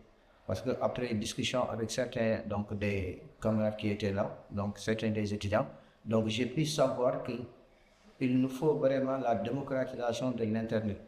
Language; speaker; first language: French; non-native, local second language; Wolof